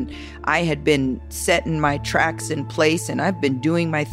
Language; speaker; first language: English; native; English